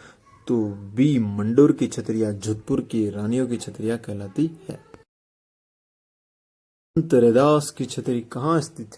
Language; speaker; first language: Hindi; native; Hindi